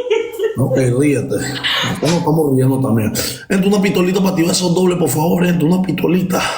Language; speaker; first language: Spanish; native; Spanish